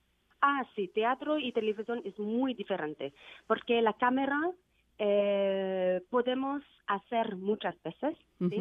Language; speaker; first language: Spanish; non-native, learner; Vietnamese